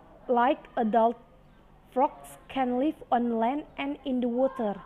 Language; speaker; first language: English; non-native, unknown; Indonesian